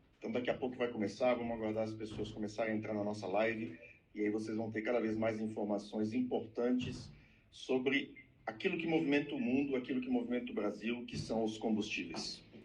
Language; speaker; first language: Portuguese; non-native, fluent; French